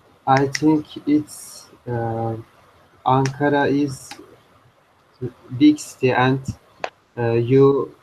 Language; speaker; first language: English; non-native, learner; Turkish